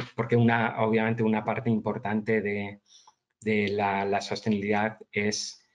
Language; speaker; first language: Spanish; early bilingual, heritage; Spanish